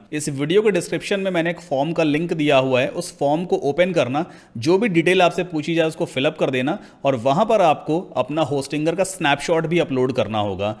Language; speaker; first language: Hindi; native; Hindi